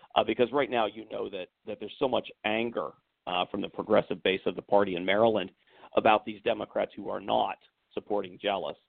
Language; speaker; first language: English; native; English